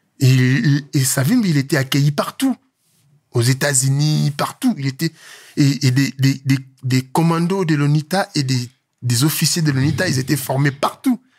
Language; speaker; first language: French; non-native, local second language; Lingala